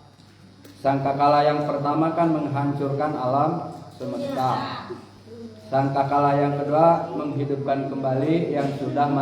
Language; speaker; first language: Indonesian; non-native, local second language; Sundanese